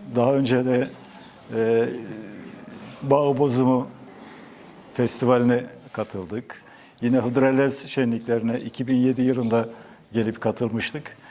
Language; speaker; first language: Turkish; native; Turkish